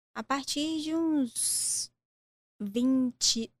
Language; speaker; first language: Portuguese; native; Portuguese